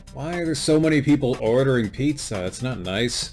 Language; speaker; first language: English; native; English